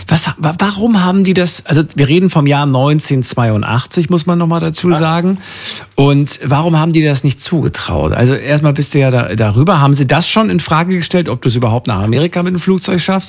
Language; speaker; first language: German; native; German